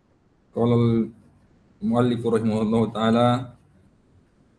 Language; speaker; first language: Arabic; non-native, learner; Indonesian